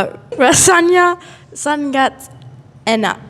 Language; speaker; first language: Indonesian; non-native, learner; English